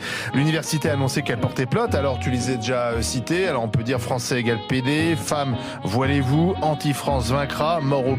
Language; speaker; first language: French; native; French